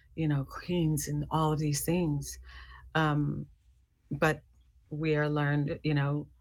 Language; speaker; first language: English; native; English